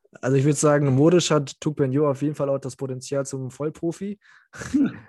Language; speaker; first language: German; native; German